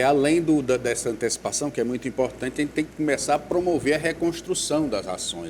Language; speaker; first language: Portuguese; native; Portuguese